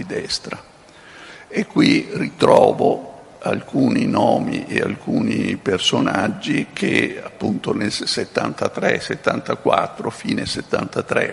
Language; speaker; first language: Italian; native; Italian